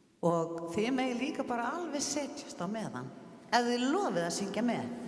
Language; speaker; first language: Icelandic; native; Icelandic